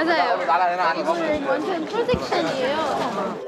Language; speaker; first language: Korean; non-native, fluent; Arabic